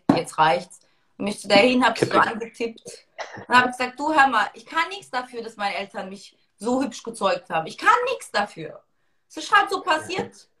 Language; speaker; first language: German; early bilingual, other home language; Russian